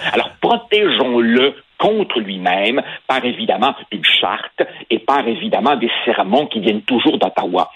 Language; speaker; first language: French; early bilingual, other home language; Spanish